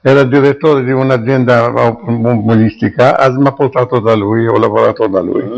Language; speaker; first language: Italian; non-native, local second language; Arabic